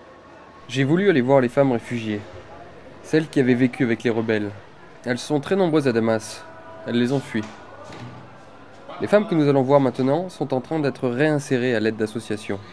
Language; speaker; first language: French; native; French